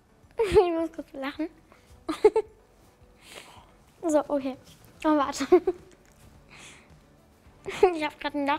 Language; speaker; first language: German; native; German